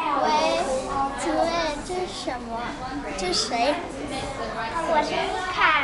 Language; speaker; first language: Chinese; non-native, learner; Russian